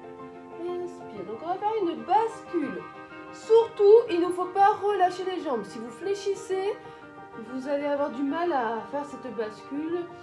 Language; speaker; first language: French; native; French